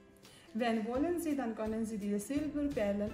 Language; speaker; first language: German; non-native, learner; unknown